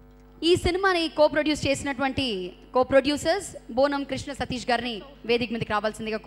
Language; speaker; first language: Telugu; native; Telugu